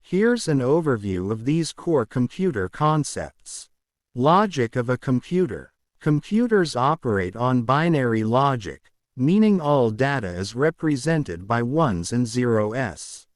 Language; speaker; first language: English; non-native, learner; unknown